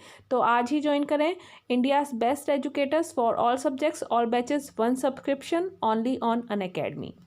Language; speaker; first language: Hindi; native; Hindi